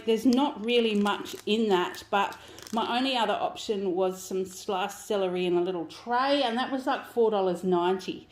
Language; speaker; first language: English; native; English